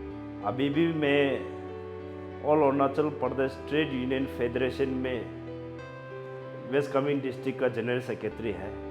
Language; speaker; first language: Hindi; non-native, local second language; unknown